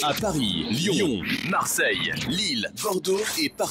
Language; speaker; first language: French; native; French